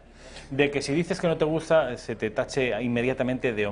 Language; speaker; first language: Spanish; native; Spanish